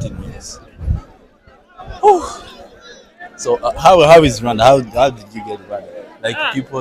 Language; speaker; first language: English; non-native, learner; Kinyarwanda